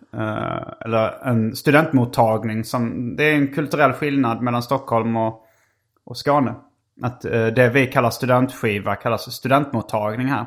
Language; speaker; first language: Swedish; native; Swedish